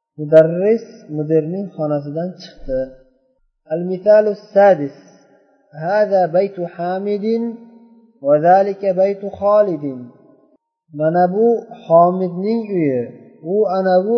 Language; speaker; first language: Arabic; non-native, fluent; Uzbek